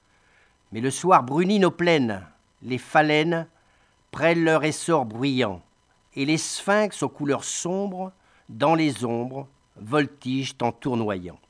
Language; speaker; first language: French; native; French